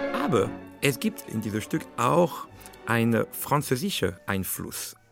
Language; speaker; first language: German; non-native, fluent; French